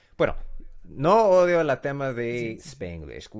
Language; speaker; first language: Spanish; non-native, learner; English